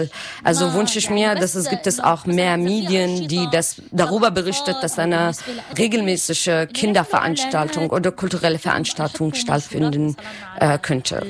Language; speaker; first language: German; non-native, learner; Arabic